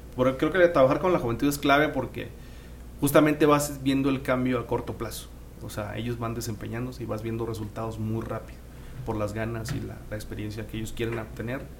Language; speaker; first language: Spanish; native; Spanish